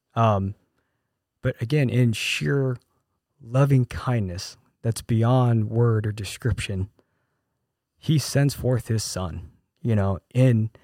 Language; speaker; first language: English; early bilingual, other home language; Korean